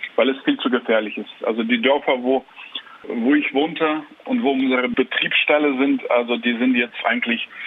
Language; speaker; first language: German; non-native, fluent; Ukrainian